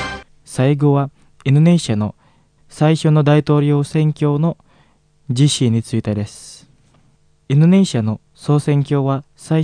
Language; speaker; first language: Japanese; non-native, fluent; Indonesian